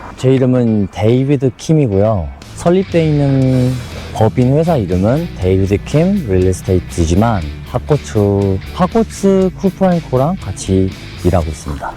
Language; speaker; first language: Korean; early bilingual, heritage; Korean